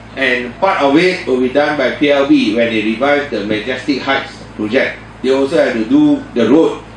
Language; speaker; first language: English; non-native, local second language; Min Nan Chinese